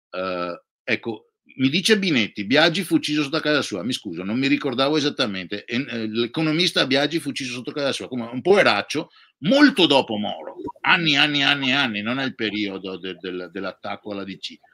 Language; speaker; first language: Italian; native; Italian